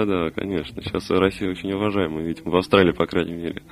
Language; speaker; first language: Russian; native; Russian